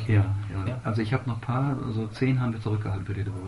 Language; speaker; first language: German; native; German